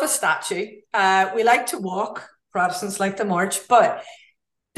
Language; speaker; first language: English; native; English